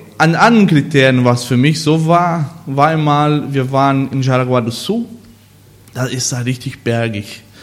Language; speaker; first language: German; non-native, learner; Portuguese